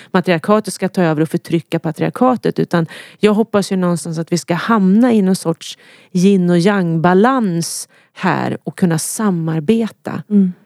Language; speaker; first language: Swedish; native; Swedish